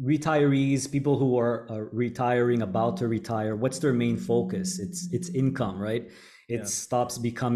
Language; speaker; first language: English; native; English